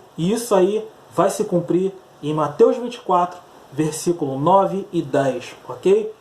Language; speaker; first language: Portuguese; native; Portuguese